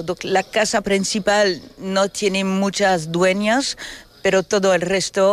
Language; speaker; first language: Spanish; early bilingual, heritage; French